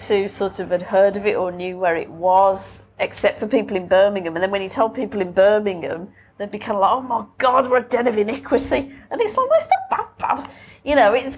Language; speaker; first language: English; native; English